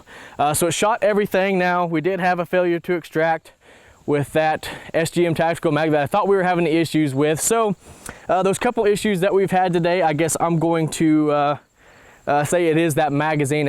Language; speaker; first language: English; native; English